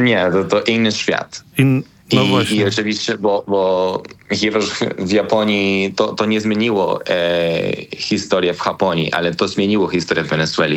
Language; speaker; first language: Polish; non-native, learner; Spanish